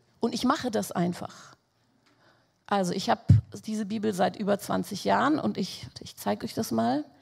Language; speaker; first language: German; non-native, fluent; Portuguese